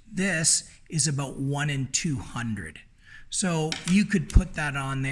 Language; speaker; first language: English; native; English